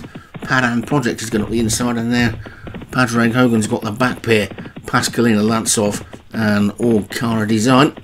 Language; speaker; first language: English; native; English